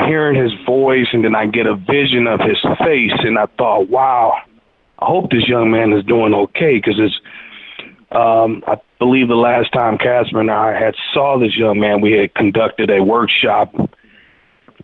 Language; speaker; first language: English; native; English